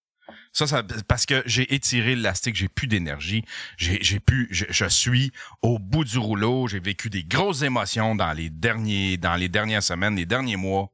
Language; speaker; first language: French; native; French